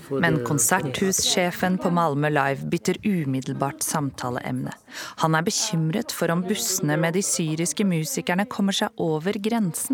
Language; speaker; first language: Norwegian; native; Norwegian